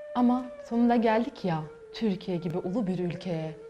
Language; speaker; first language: Turkish; early bilingual, heritage; Uzbek